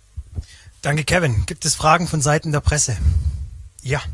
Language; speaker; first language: German; native; German